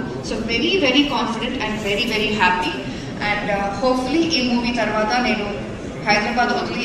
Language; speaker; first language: Telugu; non-native, fluent; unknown